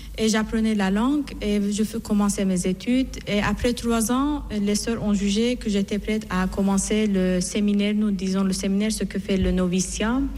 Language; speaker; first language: French; non-native, fluent; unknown